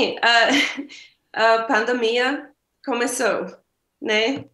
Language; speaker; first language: Portuguese; non-native, learner; English